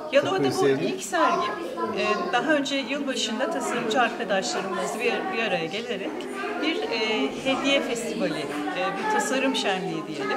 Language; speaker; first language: Turkish; native; Turkish